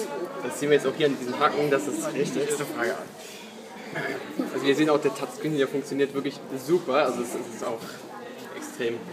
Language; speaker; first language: German; native; German